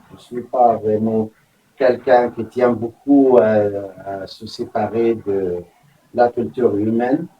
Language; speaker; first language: French; non-native, fluent; Arabic